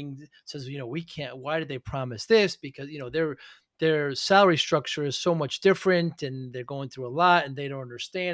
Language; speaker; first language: English; native; English